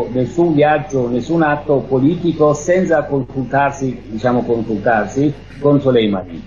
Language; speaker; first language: Italian; non-native, fluent; Persian